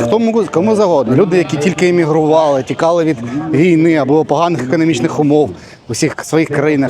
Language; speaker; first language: Ukrainian; native; Ukrainian